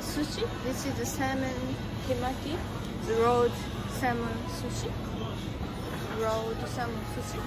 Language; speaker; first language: English; non-native, learner; Japanese